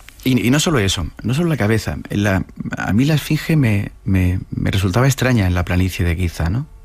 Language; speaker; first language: Spanish; native; Spanish